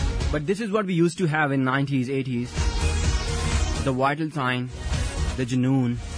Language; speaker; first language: English; non-native, local second language; Hindi